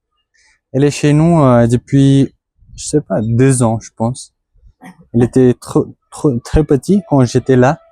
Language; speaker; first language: French; non-native, learner; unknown